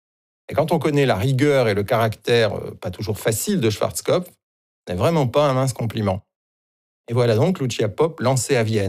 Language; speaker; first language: French; native; French